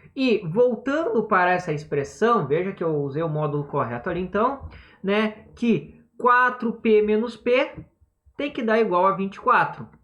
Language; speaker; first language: Portuguese; native; Portuguese